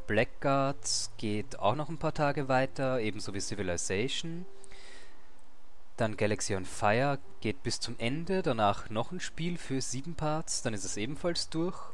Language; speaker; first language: German; native; German